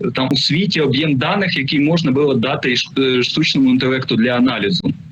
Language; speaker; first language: Ukrainian; non-native, local second language; Russian